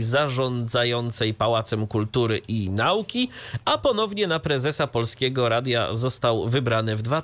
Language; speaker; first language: Polish; native; Polish